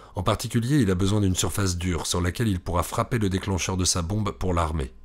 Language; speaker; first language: French; native; French